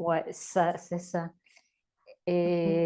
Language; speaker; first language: French; non-native, learner; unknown